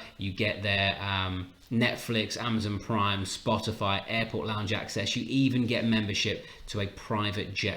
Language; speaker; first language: English; native; English